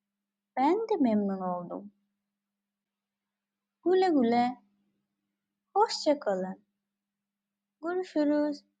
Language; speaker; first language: Turkish; non-native, fluent; Bangla